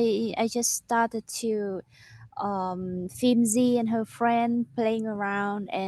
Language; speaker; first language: English; non-native, learner; Vietnamese